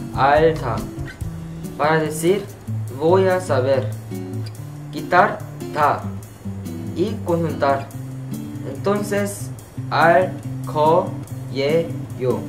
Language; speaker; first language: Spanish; non-native, fluent; Korean